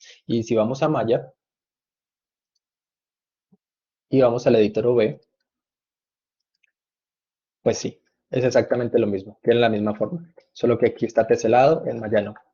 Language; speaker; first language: Spanish; native; Spanish